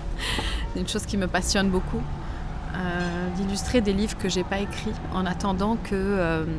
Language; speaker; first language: French; native; French